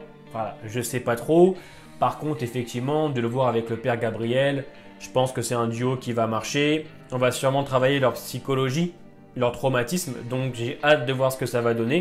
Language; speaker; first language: French; native; French